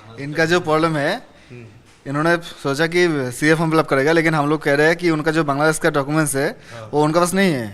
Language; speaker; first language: Hindi; non-native, local second language; Bangla